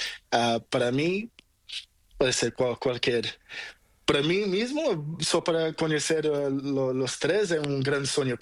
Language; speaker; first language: Spanish; non-native, learner; Portuguese